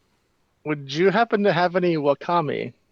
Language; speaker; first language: English; native; English